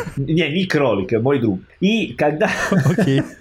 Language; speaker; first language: Russian; non-native, learner; Italian